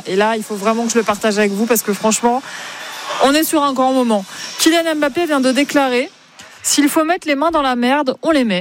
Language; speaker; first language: French; native; French